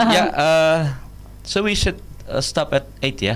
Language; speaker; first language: English; non-native, learner; Indonesian